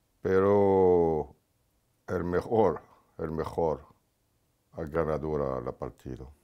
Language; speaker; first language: Spanish; non-native, learner; French